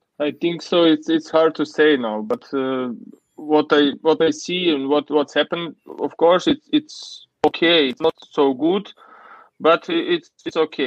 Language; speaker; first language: English; non-native, learner; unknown